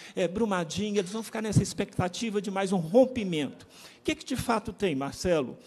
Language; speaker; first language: Portuguese; native; Portuguese